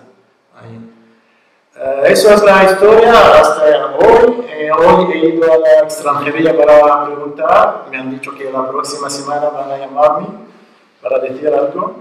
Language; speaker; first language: Spanish; non-native, learner; Arabic